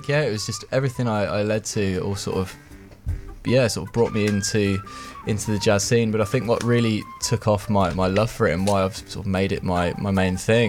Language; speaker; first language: English; native; English